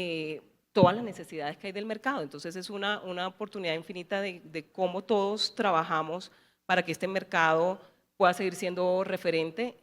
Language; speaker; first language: Spanish; native; Spanish